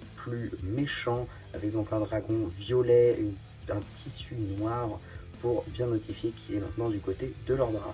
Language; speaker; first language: French; native; French